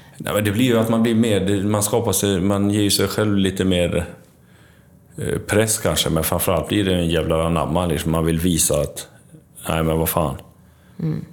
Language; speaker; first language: Swedish; early bilingual, other home language; Albanian